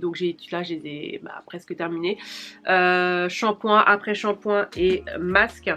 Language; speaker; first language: French; native; French